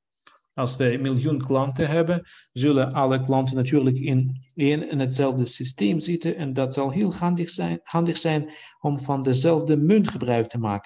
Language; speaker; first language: Dutch; non-native, fluent; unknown